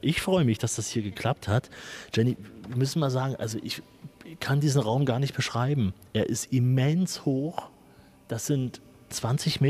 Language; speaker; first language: German; native; German